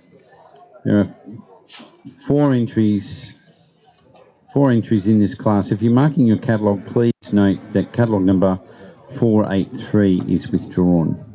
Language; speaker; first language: English; native; English